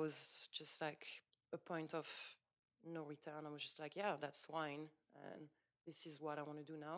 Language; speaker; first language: English; non-native, fluent; French